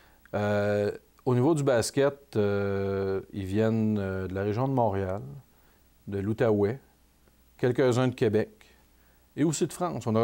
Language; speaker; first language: French; native; French